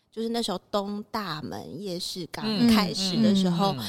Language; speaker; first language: Chinese; native; Chinese